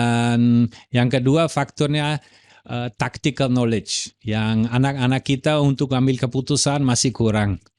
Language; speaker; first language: Indonesian; non-native, fluent; German